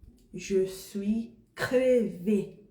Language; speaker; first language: French; non-native, fluent; Portuguese